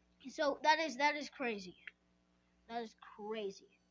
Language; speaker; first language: English; native; English